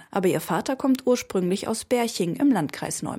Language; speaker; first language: German; native; German